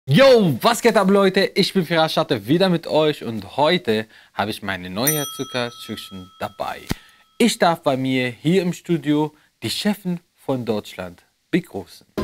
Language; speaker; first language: German; non-native, fluent; Arabic